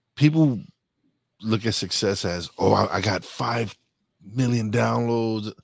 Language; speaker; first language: English; native; English